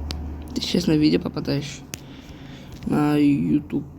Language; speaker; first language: Russian; non-native, local second language; Kazakh